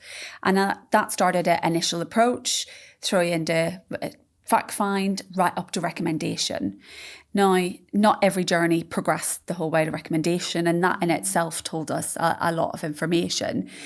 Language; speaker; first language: English; native; English